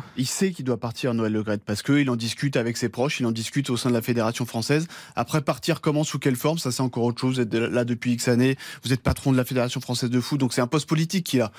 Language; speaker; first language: French; native; French